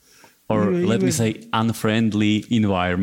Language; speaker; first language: English; non-native, fluent; Slovak